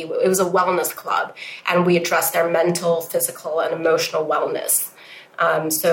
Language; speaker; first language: English; non-native, local second language; Cantonese